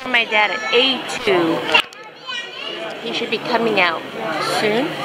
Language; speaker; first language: English; native; English